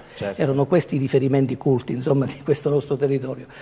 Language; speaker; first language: Italian; native; Italian